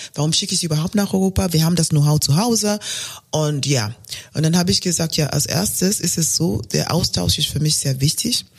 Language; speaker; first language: German; non-native, fluent; Luo (Kenya and Tanzania)